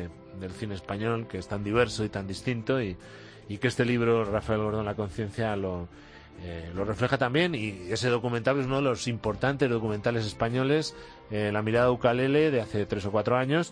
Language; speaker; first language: Spanish; native; Spanish